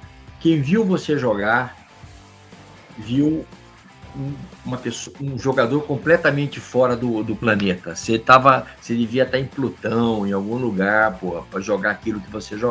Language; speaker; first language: Portuguese; native; Portuguese